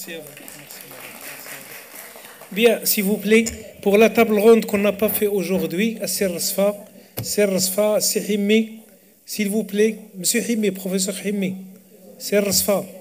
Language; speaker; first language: French; non-native, local second language; Arabic